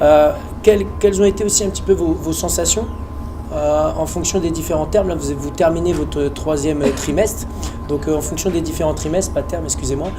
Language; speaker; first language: French; native; French